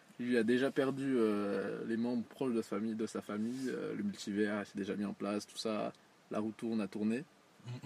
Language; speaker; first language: French; native; French